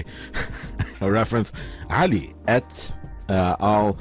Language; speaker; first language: English; non-native, fluent; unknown